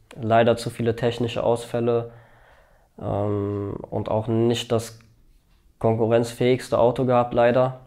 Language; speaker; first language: German; early bilingual, other home language; Albanian